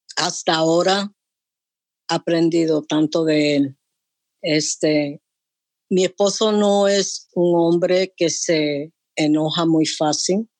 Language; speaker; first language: Spanish; early bilingual, heritage; Spanish